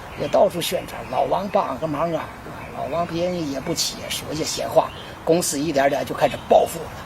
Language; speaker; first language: Chinese; native; Chinese